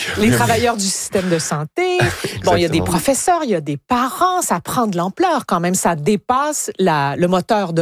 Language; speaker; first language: French; native; French